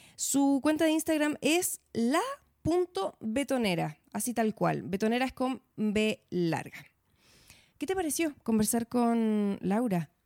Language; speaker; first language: Spanish; native; Spanish